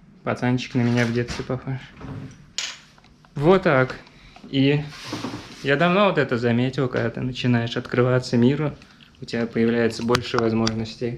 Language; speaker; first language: Russian; native; Russian